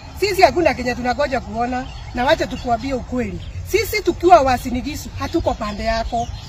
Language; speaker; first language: Swahili; non-native, local second language; Kikuyu